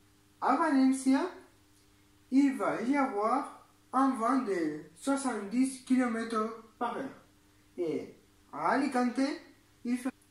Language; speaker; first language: French; non-native, learner; Spanish